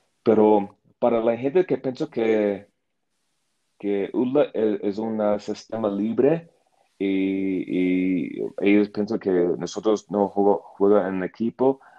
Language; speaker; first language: Spanish; non-native, learner; English